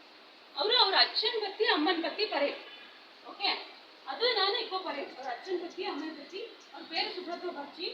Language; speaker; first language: Malayalam; non-native, learner; Kannada